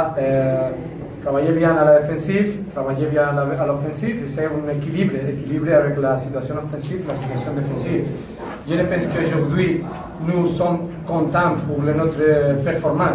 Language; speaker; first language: French; non-native, learner; Spanish